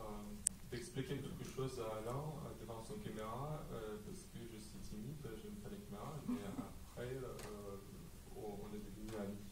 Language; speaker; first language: French; non-native, fluent; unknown